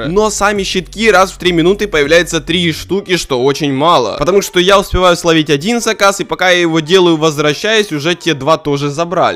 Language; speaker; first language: Russian; native; Russian